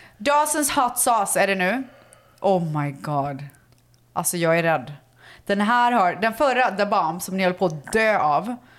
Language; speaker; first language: Swedish; native; Swedish